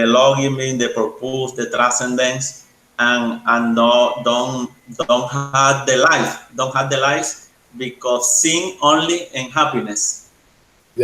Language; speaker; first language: English; non-native, learner; Spanish